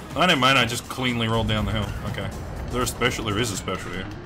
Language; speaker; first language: English; native; English